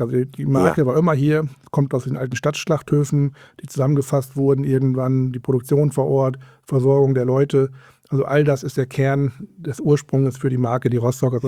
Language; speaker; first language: German; native; German